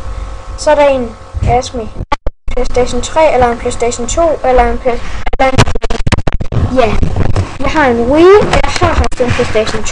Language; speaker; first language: Danish; early bilingual, other home language; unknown